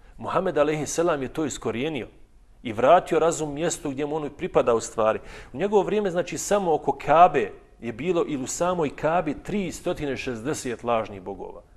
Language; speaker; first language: Bosnian; native; Bosnian